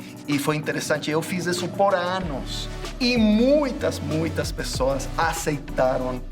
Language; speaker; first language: Portuguese; non-native, fluent; English